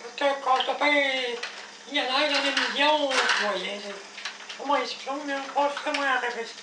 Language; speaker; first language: French; native; French